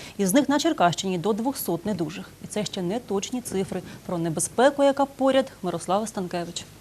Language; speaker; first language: Ukrainian; native; Ukrainian